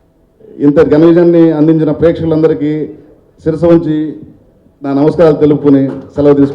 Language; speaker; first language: Telugu; native; Telugu